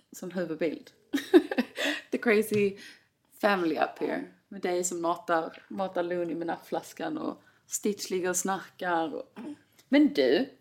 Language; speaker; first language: Swedish; native; Swedish